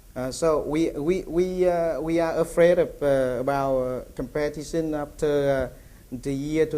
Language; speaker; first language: English; non-native, learner; Vietnamese